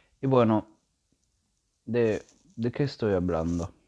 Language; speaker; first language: Spanish; non-native, learner; Italian